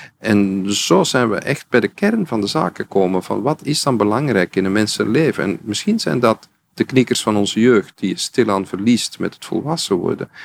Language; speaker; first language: Dutch; native; Dutch